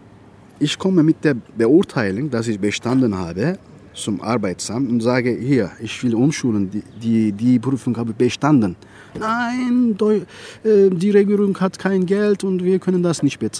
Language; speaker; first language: German; non-native, fluent; Turkish